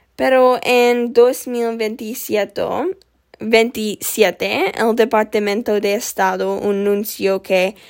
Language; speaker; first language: Spanish; non-native, learner; English